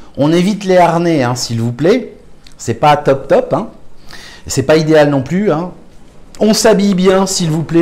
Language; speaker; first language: French; native; French